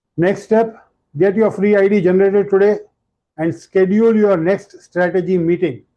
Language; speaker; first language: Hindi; non-native, local second language; Gujarati